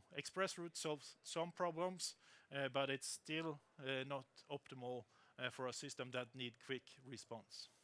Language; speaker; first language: English; non-native, fluent; Norwegian